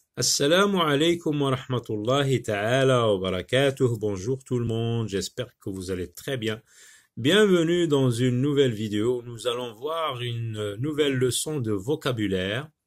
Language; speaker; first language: French; non-native, local second language; Arabic